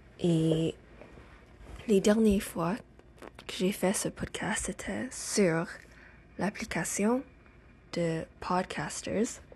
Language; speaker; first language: French; non-native, learner; English